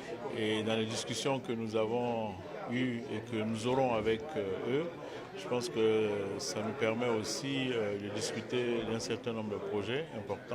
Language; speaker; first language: French; native; French